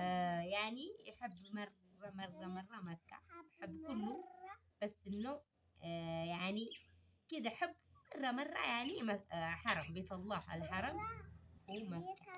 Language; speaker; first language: Arabic; early bilingual, other home language; Amharic